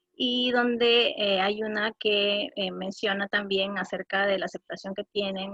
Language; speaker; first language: Spanish; native; Spanish